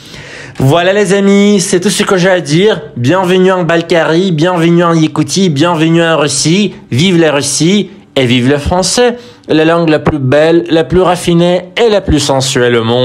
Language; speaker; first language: French; non-native, fluent; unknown